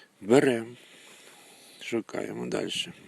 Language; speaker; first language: Ukrainian; native; Ukrainian